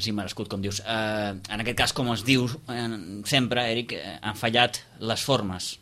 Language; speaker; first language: Catalan; native; Catalan